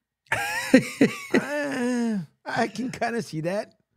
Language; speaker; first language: English; native; English